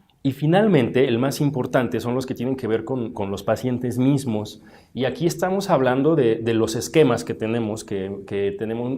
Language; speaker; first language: Spanish; native; Spanish